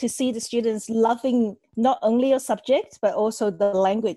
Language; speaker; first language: English; non-native, local second language; Cantonese